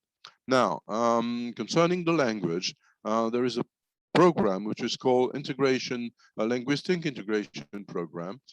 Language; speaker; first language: English; non-native, fluent; French